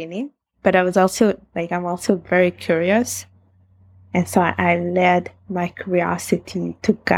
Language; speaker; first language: English; non-native, fluent; Italian